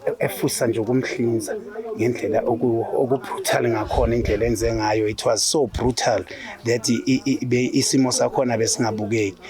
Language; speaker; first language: Zulu; native; Zulu